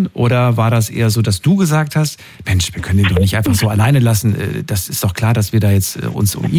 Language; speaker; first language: German; native; German